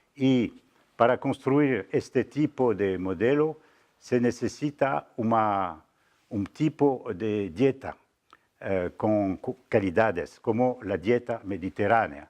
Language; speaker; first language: Spanish; non-native, fluent; French